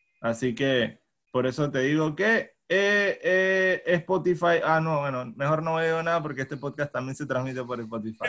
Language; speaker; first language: Spanish; native; Spanish